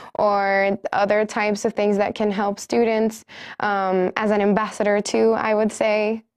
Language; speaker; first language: English; non-native, fluent; Spanish